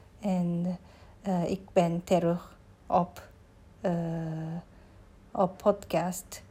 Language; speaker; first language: Dutch; non-native, learner; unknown